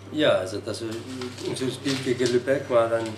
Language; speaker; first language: German; non-native, learner; Icelandic